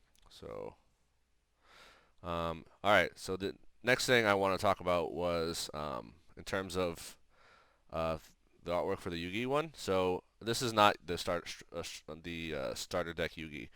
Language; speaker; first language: English; native; English